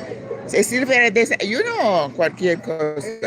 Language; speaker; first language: Spanish; non-native, learner; English